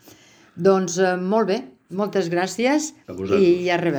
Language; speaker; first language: Catalan; native; Catalan